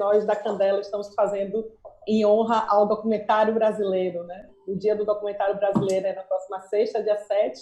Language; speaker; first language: Portuguese; native; Portuguese